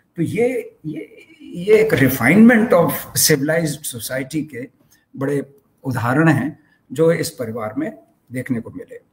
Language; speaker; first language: Hindi; native; Hindi